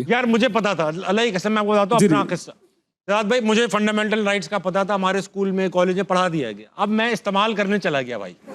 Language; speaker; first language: Urdu; native; Urdu